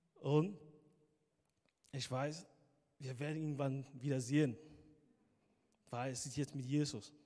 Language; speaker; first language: German; non-native, fluent; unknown